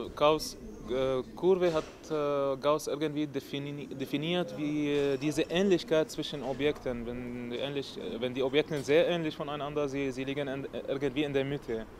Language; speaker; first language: German; non-native, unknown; Arabic